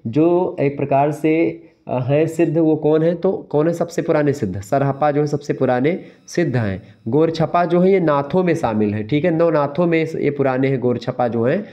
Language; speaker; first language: Hindi; native; Hindi